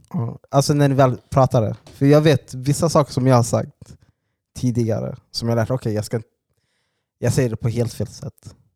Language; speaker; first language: Swedish; native; Swedish